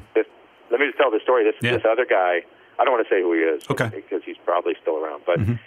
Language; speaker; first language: English; native; English